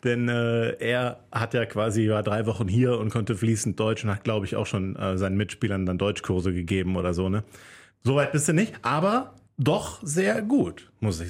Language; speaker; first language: German; native; German